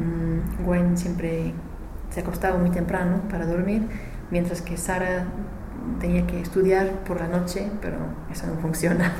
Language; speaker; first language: Spanish; non-native, learner; English